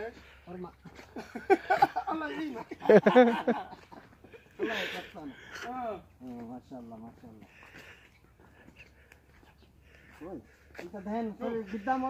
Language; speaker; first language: Arabic; non-native, learner; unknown